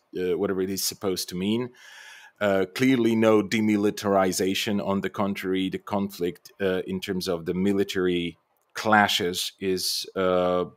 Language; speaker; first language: English; non-native, fluent; Bulgarian